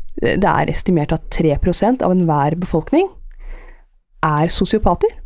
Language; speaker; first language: Norwegian; early bilingual, other home language; Persian